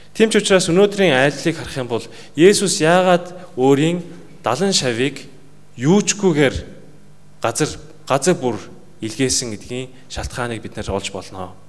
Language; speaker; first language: Mongolian; native; Mongolian